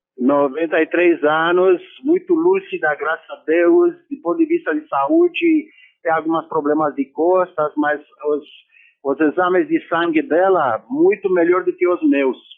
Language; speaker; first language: Portuguese; non-native, fluent; Romanian